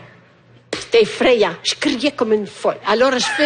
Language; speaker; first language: French; native; French